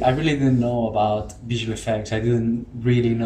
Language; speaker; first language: English; non-native, fluent; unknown